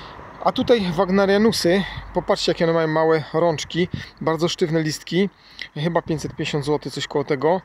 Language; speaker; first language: Polish; native; Polish